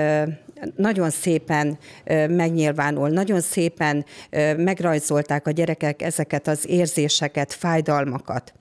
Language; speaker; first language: Hungarian; native; Hungarian